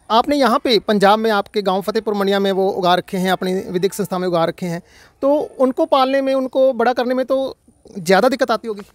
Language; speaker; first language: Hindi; non-native, local second language; Punjabi